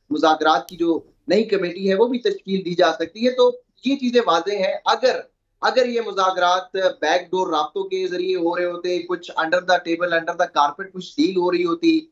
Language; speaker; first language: Urdu; native; Urdu